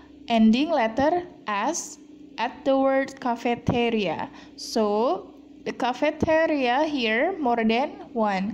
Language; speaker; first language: English; non-native, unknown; Indonesian